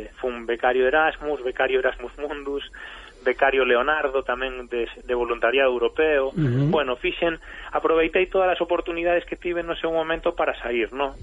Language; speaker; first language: Galician; native; Galician